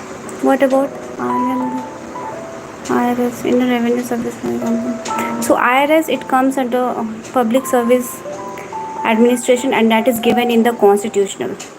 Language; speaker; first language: English; non-native, local second language; Hindi